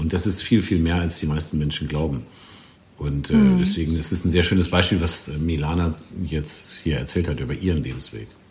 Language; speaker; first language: German; native; German